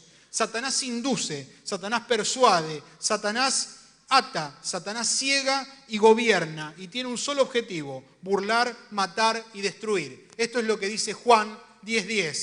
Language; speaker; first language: Spanish; native; Spanish